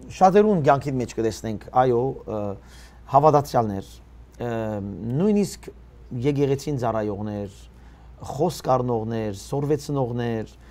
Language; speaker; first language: Armenian; early bilingual, heritage; Armenian